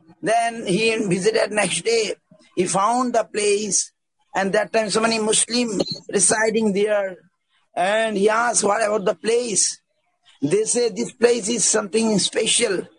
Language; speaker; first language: English; non-native, local second language; Bangla